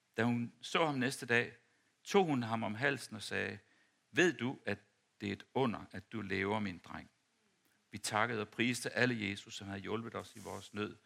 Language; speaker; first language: Danish; native; Danish